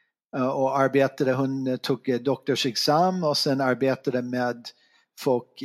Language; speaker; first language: Swedish; non-native, fluent; English